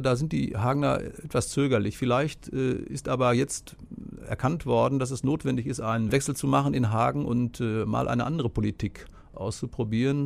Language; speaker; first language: German; native; German